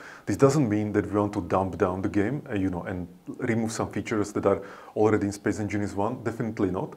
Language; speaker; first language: English; non-native, fluent; Slovak